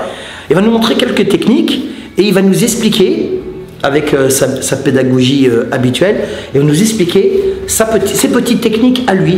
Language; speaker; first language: French; native; French